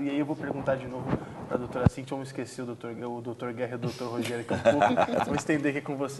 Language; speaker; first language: Portuguese; native; Portuguese